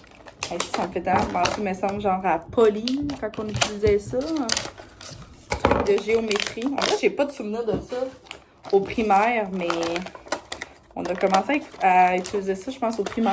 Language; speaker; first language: French; native; French